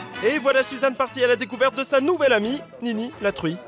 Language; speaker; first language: French; native; French